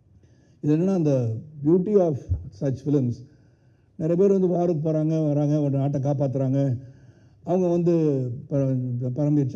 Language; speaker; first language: Tamil; native; Tamil